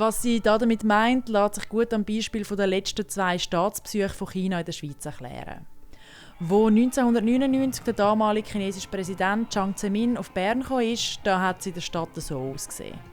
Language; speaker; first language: German; native; German